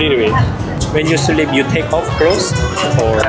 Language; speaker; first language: English; non-native, learner; Korean